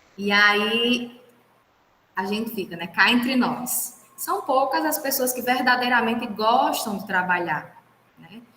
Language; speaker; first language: Portuguese; native; Portuguese